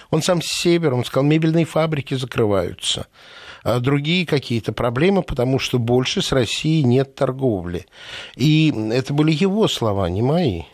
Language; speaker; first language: Russian; native; Russian